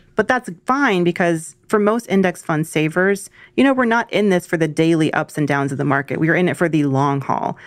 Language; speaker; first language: English; native; English